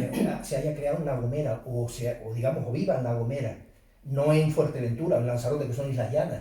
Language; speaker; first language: Spanish; native; Spanish